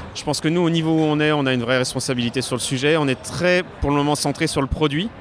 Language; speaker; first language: French; native; French